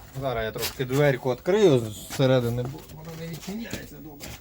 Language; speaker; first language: Ukrainian; native; Ukrainian